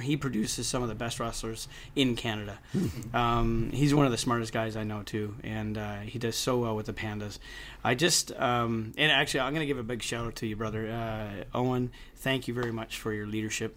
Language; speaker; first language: English; native; English